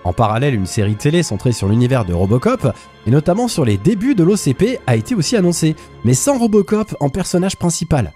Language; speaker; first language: French; native; French